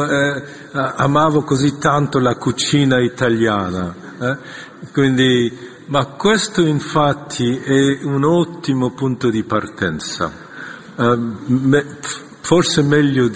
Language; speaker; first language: Italian; non-native, fluent; Korean